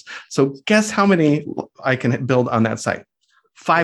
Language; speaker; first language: English; native; English